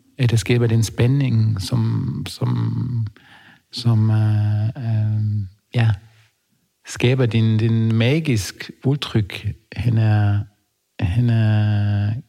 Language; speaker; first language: Danish; non-native, fluent; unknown